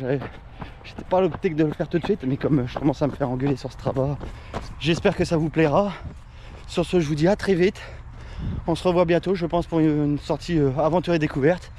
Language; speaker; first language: French; native; French